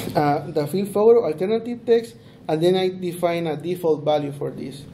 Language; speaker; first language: English; non-native, fluent; Spanish